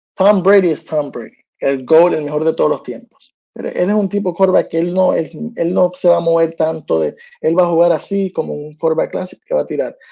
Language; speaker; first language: Spanish; early bilingual, heritage; Spanish